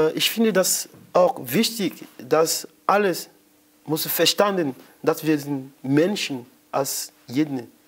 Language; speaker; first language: German; non-native, learner; French